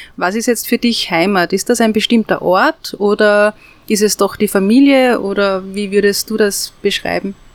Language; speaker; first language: German; native; German